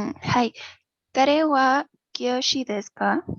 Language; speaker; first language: Japanese; non-native, learner; Spanish